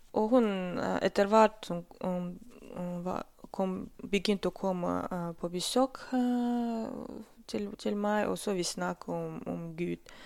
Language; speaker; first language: Norwegian; non-native, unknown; Russian